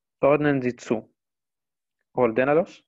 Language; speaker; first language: German; non-native, fluent; Spanish